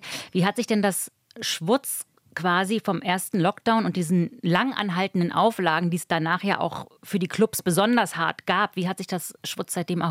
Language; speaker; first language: German; native; German